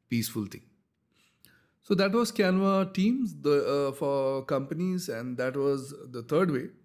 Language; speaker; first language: English; non-native, local second language; Kannada